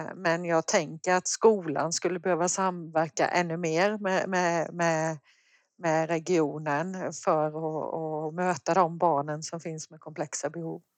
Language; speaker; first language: Swedish; native; Swedish